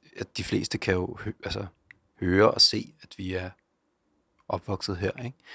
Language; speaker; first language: Danish; native; Danish